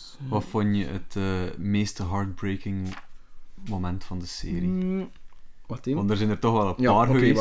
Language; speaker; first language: Dutch; native; Dutch